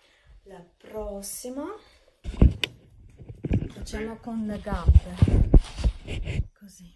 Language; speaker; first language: Italian; non-native, learner; Russian